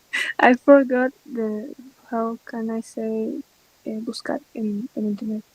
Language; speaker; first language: English; non-native, learner; Spanish